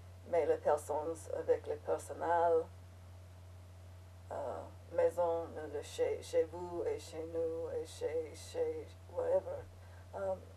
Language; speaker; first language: French; non-native, learner; English